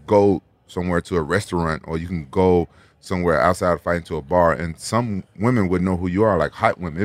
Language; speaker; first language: English; native; English